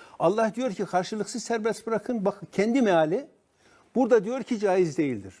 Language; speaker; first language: Turkish; native; Turkish